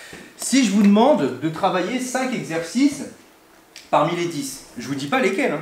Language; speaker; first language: French; native; French